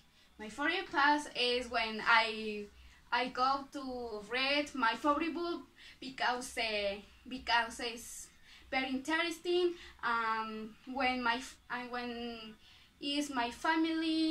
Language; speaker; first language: English; non-native, learner; Spanish